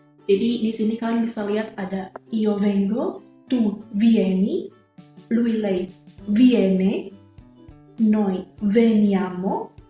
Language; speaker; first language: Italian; non-native, fluent; Indonesian